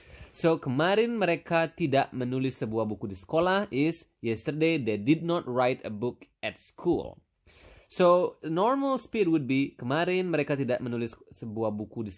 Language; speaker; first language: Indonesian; native; Indonesian